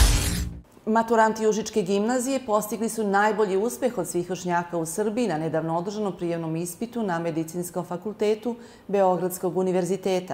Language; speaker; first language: Serbian; native; Serbian